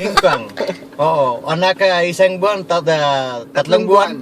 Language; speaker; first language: Filipino; non-native, learner; Bangla